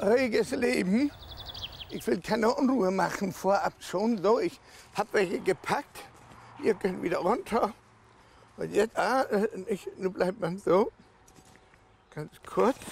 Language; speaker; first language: German; native; German